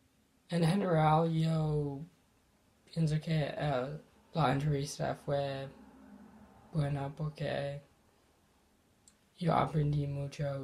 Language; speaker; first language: Spanish; non-native, learner; English